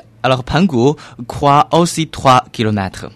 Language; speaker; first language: French; non-native, learner; Chinese